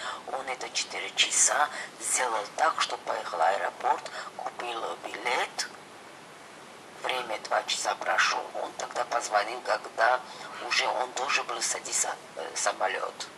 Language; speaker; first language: Russian; non-native, fluent; Georgian